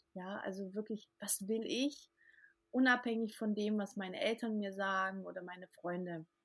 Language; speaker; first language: German; early bilingual, other home language; Portuguese